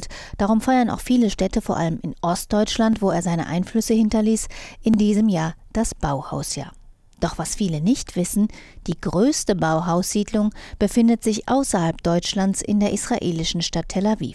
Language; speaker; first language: German; native; German